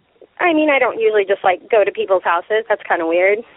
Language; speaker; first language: English; native; English